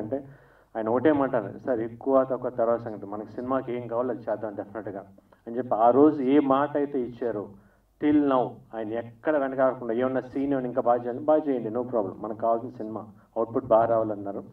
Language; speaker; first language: Telugu; native; Telugu